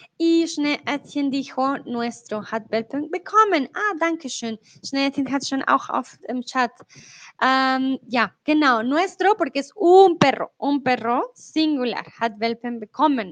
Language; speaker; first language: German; non-native, fluent; Spanish